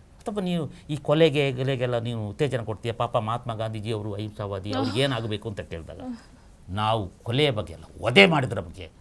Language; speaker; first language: Kannada; non-native, local second language; Kodava